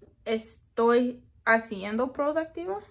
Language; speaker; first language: Spanish; non-native, learner; English